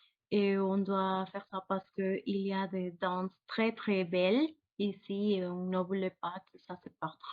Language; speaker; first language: French; non-native, fluent; Spanish